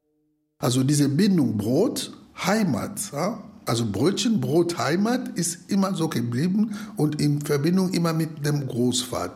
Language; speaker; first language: German; non-native, fluent; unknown